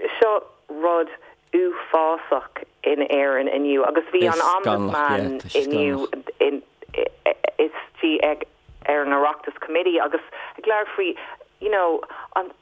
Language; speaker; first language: Irish; non-native, local second language; English